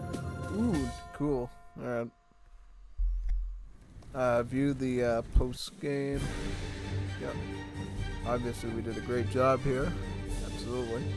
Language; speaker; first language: English; native; English